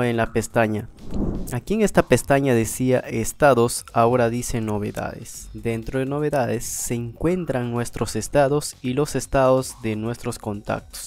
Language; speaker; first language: Spanish; native; Spanish